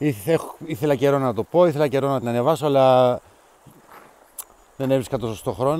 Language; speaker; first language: Greek; native; Greek